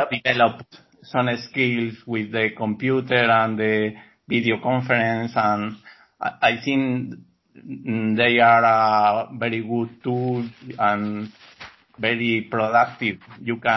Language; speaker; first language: English; non-native, learner; Spanish